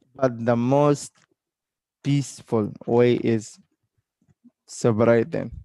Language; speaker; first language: English; non-native, fluent; Arabic